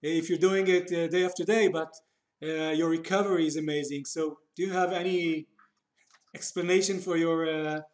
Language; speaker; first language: English; non-native, fluent; Hebrew